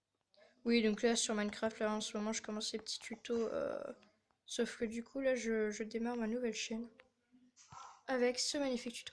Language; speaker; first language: French; native; French